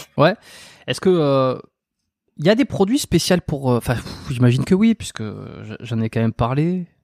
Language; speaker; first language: French; native; French